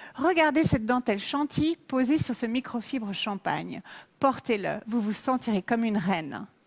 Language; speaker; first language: French; native; French